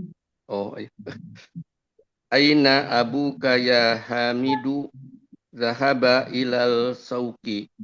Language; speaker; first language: Arabic; non-native, learner; Indonesian